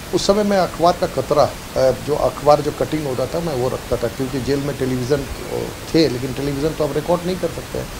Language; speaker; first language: Hindi; native; Hindi